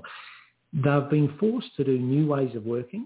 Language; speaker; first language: English; native; English